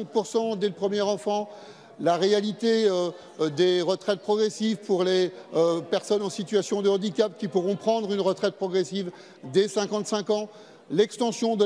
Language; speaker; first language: French; native; French